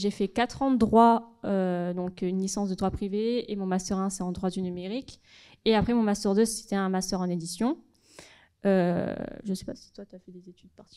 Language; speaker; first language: French; native; French